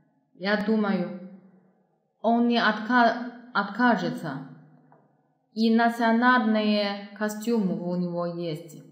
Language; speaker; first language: Russian; non-native, fluent; Chinese